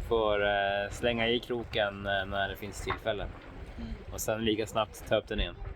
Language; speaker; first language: Swedish; native; Swedish